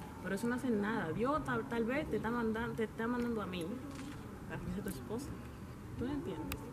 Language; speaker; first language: Spanish; native; Spanish